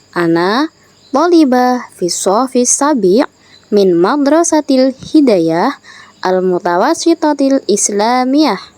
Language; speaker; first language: Arabic; non-native, learner; Indonesian